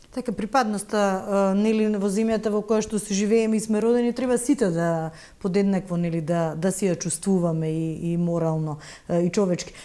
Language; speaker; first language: Macedonian; native; Macedonian